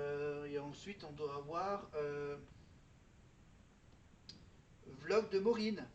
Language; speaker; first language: French; native; French